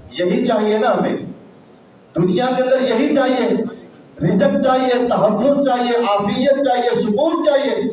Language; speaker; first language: Urdu; non-native, local second language; Punjabi